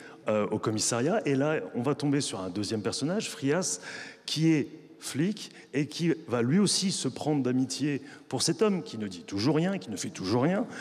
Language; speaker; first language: French; native; French